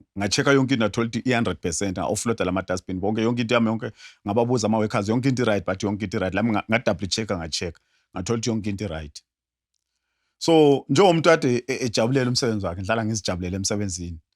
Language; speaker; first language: Zulu; native; Zulu